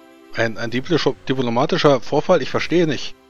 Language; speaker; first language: German; native; German